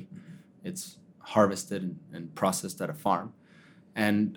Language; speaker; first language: English; early bilingual, other home language; Spanish